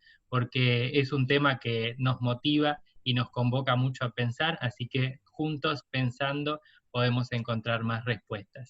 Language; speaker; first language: Spanish; native; Spanish